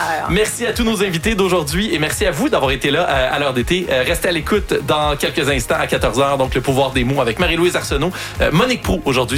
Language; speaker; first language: French; native; French